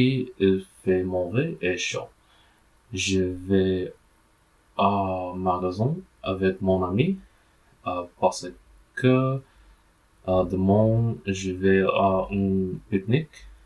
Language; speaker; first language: French; non-native, learner; English